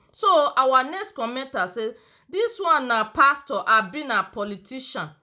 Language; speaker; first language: Nigerian Pidgin; non-native, local second language; Yoruba